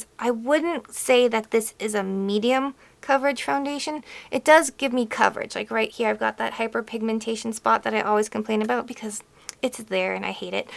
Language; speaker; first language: English; native; English